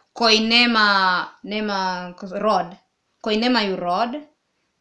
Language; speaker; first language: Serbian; non-native, learner; English